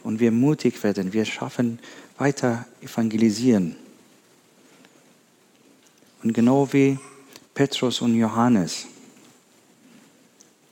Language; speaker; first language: German; non-native, learner; Persian